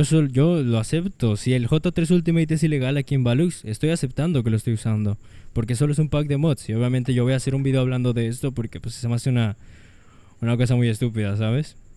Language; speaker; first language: Spanish; native; Spanish